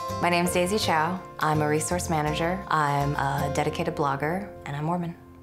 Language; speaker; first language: English; native; English